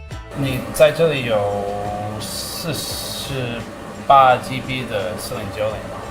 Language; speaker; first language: Chinese; non-native, learner; English